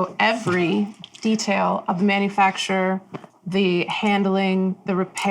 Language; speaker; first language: English; native; English